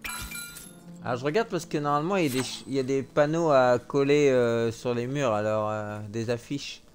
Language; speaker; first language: French; native; French